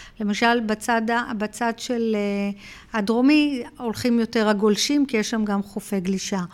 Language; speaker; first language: Hebrew; early bilingual, heritage; Hebrew